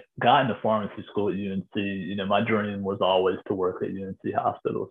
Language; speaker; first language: English; native; English